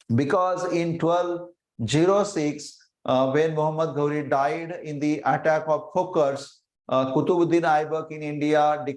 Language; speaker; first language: English; non-native, local second language; Marathi